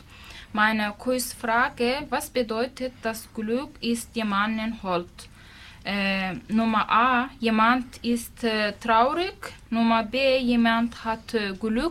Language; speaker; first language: German; non-native, learner; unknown